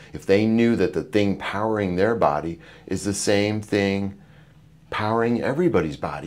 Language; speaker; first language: English; native; English